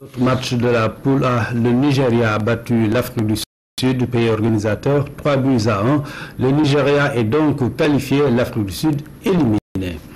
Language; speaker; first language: French; non-native, local second language; Wolof